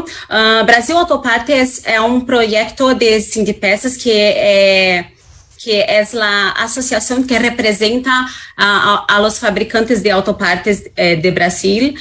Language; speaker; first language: Spanish; non-native, fluent; Portuguese